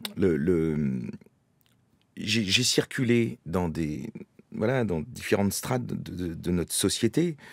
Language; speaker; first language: French; native; French